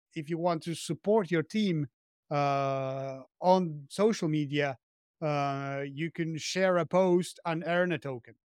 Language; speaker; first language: English; non-native, fluent; Spanish